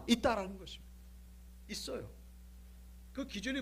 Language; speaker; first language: Korean; native; Korean